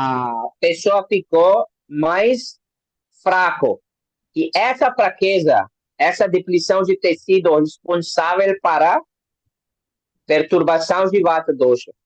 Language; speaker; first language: Portuguese; non-native, learner; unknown